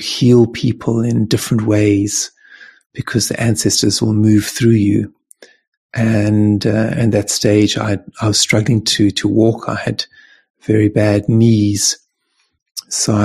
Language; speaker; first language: English; native; English